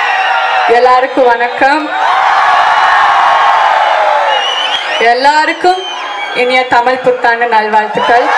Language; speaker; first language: Tamil; non-native, fluent; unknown